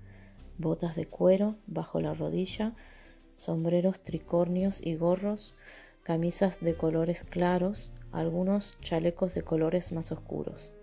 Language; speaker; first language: Spanish; native; Spanish